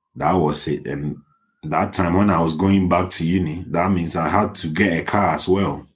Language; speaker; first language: English; non-native, local second language; Akan